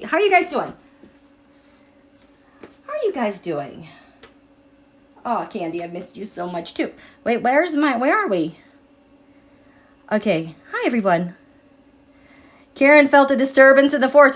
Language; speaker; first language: English; native; English